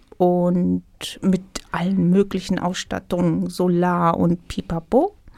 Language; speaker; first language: German; non-native, fluent; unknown